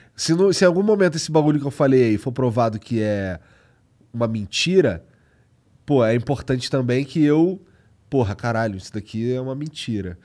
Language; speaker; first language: Portuguese; native; Portuguese